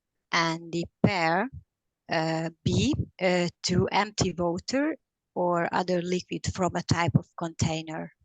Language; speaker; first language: English; non-native, learner; Hungarian